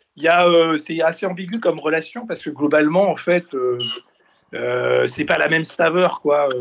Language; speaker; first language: French; native; French